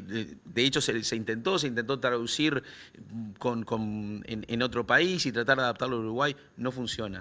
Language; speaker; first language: Spanish; native; Spanish